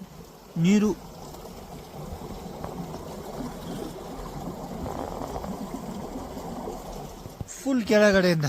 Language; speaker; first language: Kannada; native; Kannada